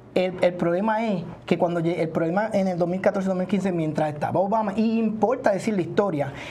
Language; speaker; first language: Spanish; native; Spanish